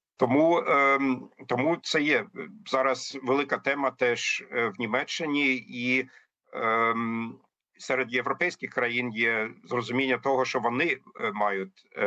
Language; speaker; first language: Ukrainian; non-native, fluent; German